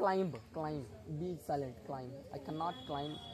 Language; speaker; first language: English; non-native, local second language; Hindi